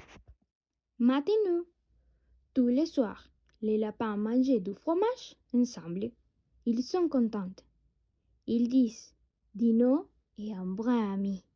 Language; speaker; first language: French; non-native, learner; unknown